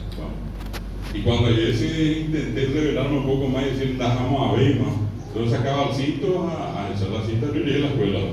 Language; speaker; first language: Spanish; non-native, local second language; Guarani